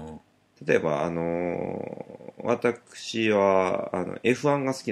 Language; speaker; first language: Japanese; native; Japanese